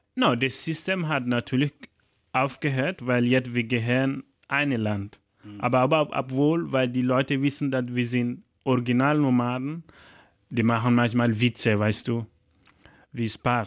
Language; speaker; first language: German; non-native, learner; Fula